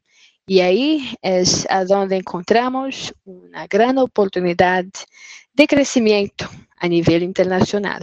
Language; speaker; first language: Spanish; non-native, fluent; Portuguese